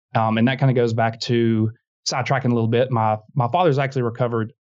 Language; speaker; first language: English; native; English